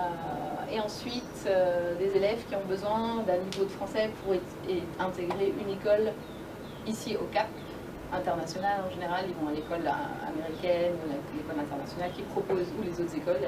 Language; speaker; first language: French; native; French